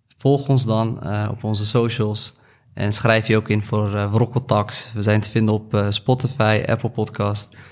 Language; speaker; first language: Dutch; early bilingual, other home language; Arabic